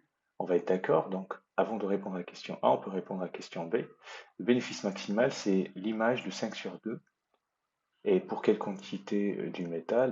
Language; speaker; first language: French; native; French